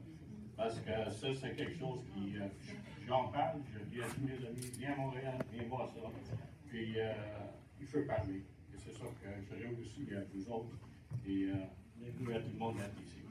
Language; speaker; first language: French; non-native, local second language; English